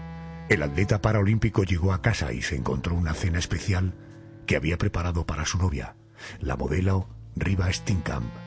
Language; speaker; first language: Spanish; native; Spanish